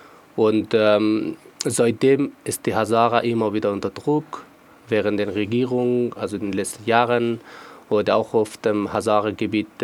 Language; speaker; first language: German; non-native, fluent; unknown